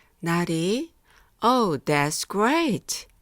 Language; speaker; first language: English; non-native, fluent; Korean